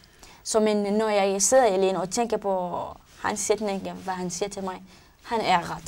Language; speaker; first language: Danish; non-native, learner; Arabic